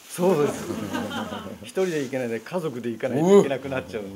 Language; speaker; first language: Japanese; native; Japanese